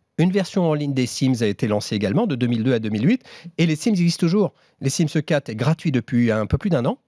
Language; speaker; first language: French; native; French